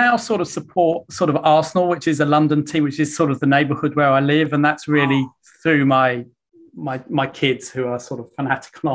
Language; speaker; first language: English; native; English